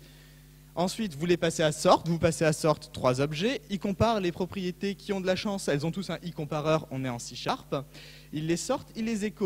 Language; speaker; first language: French; native; French